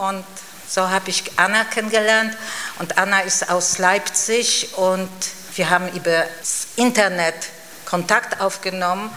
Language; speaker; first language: German; non-native, fluent; Polish